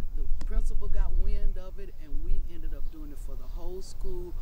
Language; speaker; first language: English; native; English